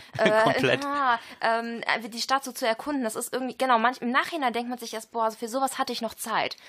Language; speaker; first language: German; native; German